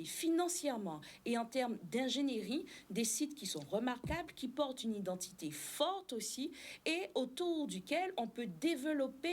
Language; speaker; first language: French; native; French